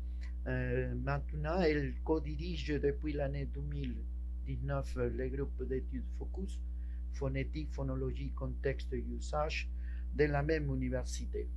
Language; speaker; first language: French; non-native, fluent; Spanish